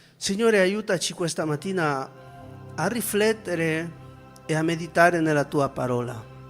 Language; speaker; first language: Italian; non-native, fluent; Spanish